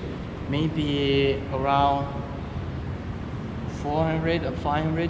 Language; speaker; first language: English; non-native, learner; Lao